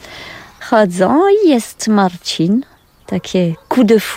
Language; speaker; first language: Polish; non-native, learner; French